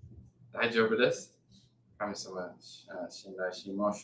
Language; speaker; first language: Japanese; non-native, learner; English